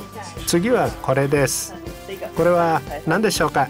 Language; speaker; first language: Japanese; non-native, fluent; Chinese